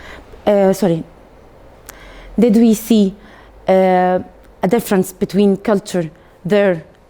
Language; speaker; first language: English; non-native, fluent; Arabic